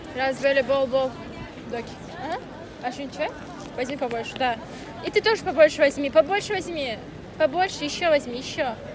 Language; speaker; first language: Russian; non-native, local second language; Tajik